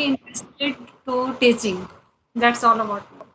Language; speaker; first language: English; non-native, learner; Hindi